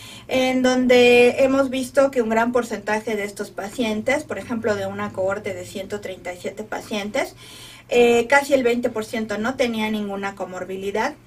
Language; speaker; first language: Spanish; native; Spanish